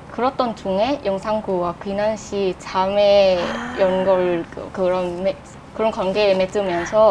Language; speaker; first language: Korean; non-native, fluent; Vietnamese